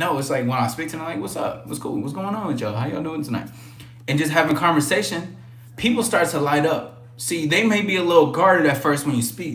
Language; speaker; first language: English; native; English